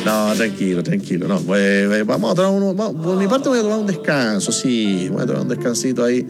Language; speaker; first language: Spanish; native; Spanish